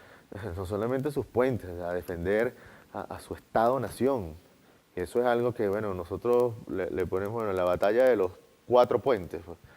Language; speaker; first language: Spanish; native; Spanish